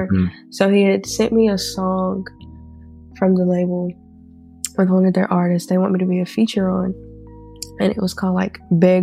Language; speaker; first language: English; native; English